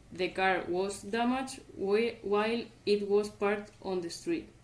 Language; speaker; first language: English; non-native, fluent; Spanish